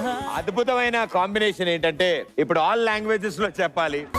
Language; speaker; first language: Telugu; native; Telugu